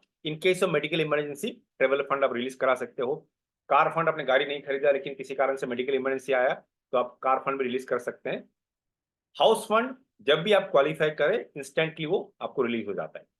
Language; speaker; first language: Hindi; non-native, local second language; Bangla